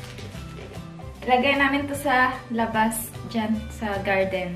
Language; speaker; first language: Filipino; non-native, local second language; Cebuano